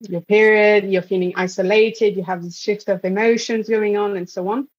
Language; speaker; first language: English; non-native, fluent; French